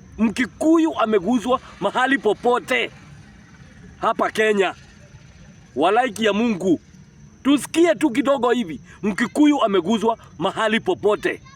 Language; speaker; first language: Swahili; non-native, local second language; Kikuyu